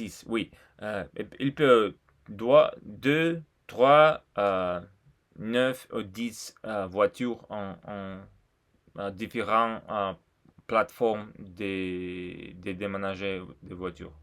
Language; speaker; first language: French; non-native, learner; Russian